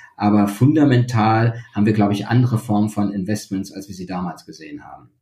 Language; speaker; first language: German; native; German